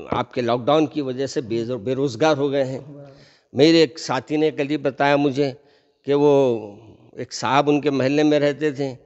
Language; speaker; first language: Hindi; non-native, local second language; Urdu